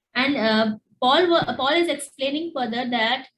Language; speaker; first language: English; non-native, local second language; Hindi